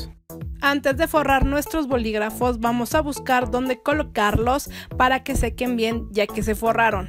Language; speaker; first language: Spanish; native; Spanish